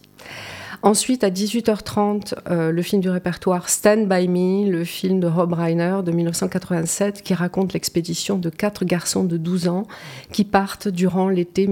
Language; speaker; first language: French; native; French